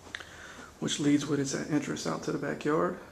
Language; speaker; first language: English; native; English